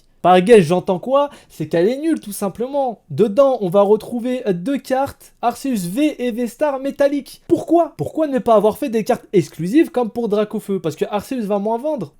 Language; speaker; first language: French; native; French